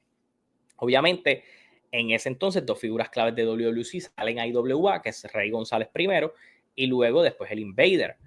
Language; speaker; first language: Spanish; native; Spanish